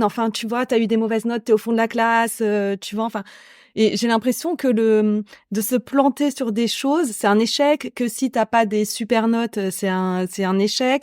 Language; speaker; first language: French; native; French